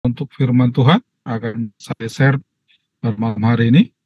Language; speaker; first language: Indonesian; native; Indonesian